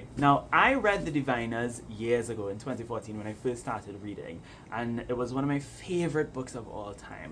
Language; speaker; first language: English; native; English